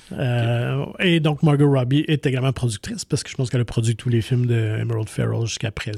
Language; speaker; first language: French; native; French